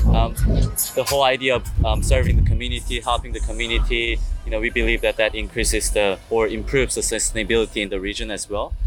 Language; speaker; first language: English; non-native, fluent; Korean